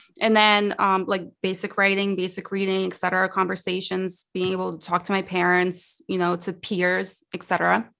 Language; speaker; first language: English; early bilingual, other home language; Russian